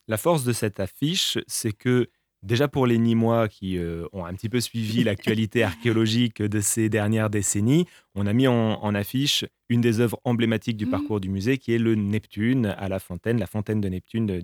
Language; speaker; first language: French; native; French